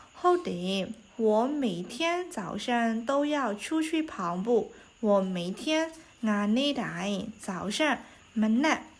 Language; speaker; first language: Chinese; non-native, fluent; Burmese